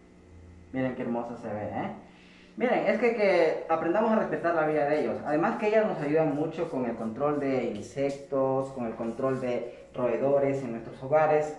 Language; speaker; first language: Spanish; native; Spanish